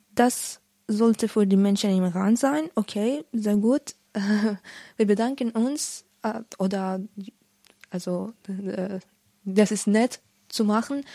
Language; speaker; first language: German; non-native, learner; Persian